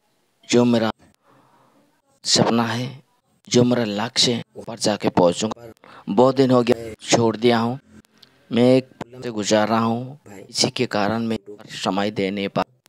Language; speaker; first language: Hindi; non-native, local second language; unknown